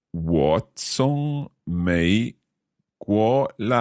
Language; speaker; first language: Chinese; non-native, learner; English